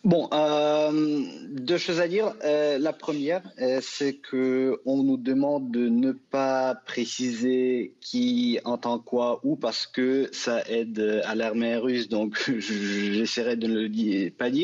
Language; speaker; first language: French; non-native, fluent; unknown